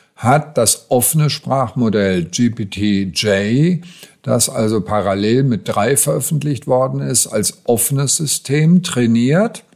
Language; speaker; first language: German; native; German